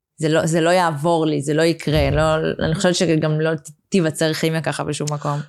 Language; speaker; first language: Hebrew; native; Hebrew